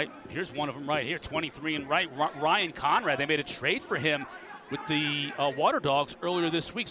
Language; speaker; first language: English; native; English